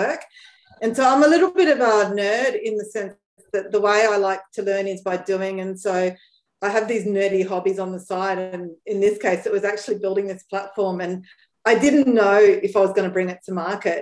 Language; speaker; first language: English; native; English